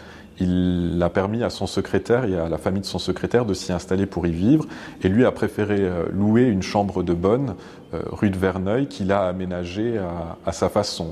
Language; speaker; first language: French; native; French